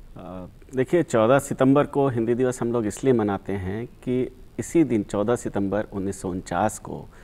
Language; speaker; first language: Hindi; native; Hindi